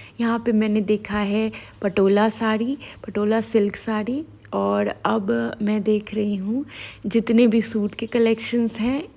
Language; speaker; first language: Hindi; native; Hindi